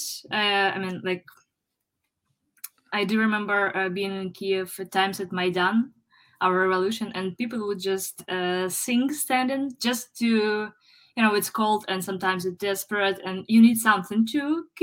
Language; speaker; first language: English; non-native, fluent; Ukrainian